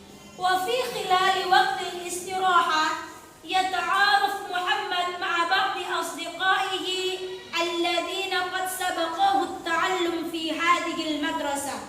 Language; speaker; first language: Arabic; non-native, fluent; Indonesian